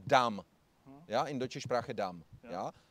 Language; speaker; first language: German; non-native, learner; Czech